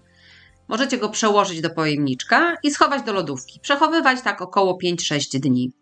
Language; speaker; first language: Polish; native; Polish